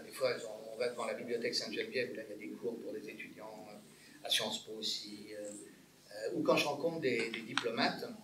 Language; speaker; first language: French; native; French